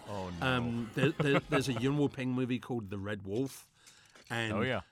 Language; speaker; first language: English; native; English